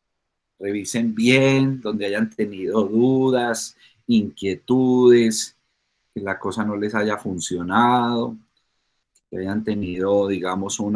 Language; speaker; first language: Spanish; native; Spanish